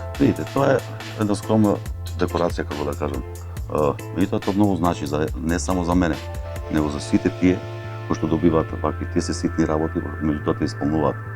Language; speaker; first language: Macedonian; non-native, local second language; Albanian